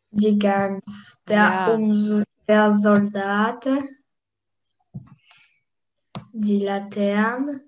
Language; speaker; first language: German; non-native, learner; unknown